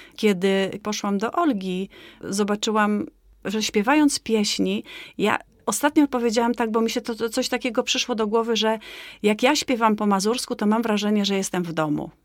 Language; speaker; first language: Polish; native; Polish